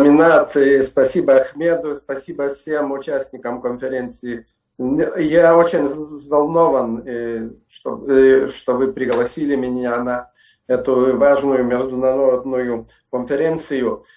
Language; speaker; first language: Russian; non-native, fluent; Lithuanian